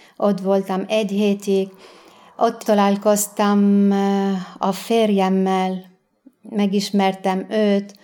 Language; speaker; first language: Hungarian; non-native, learner; Arabic